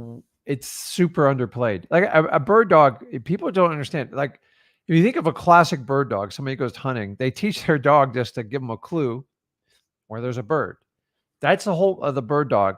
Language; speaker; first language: English; native; English